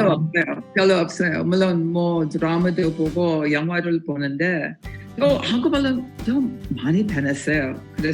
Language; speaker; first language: Korean; non-native, fluent; English